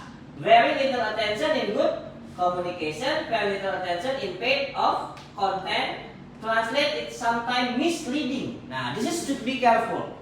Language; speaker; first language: English; non-native, fluent; Indonesian